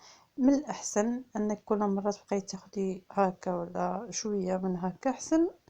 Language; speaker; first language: Arabic; native; Arabic